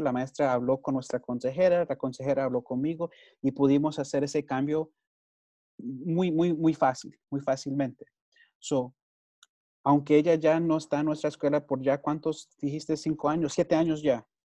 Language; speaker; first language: Spanish; early bilingual, heritage; Spanish